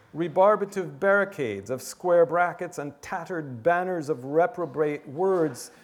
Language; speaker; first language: English; native; English